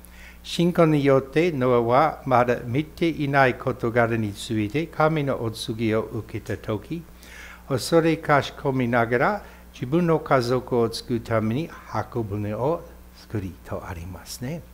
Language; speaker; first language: Japanese; non-native, fluent; English